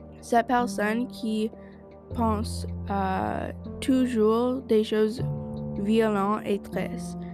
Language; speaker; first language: French; non-native, learner; English